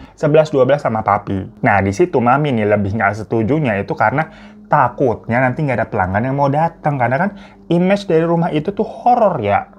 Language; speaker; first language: Indonesian; native; Indonesian